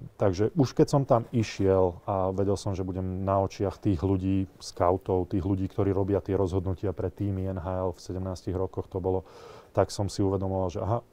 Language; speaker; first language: Slovak; native; Slovak